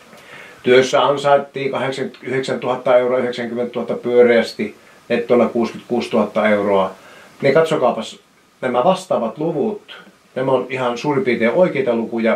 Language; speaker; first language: Finnish; native; Finnish